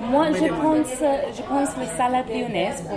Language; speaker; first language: French; non-native, learner; English